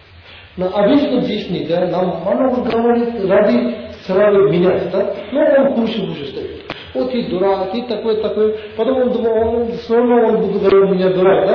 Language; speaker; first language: Russian; non-native, learner; Tibetan